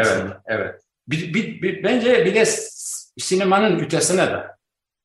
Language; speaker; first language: Turkish; non-native, learner; Albanian